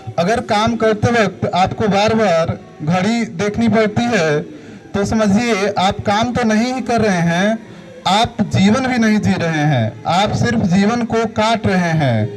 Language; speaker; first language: Hindi; native; Hindi